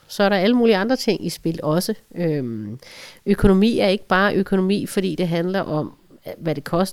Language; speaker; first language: Danish; native; Danish